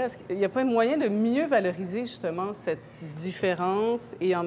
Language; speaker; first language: French; native; French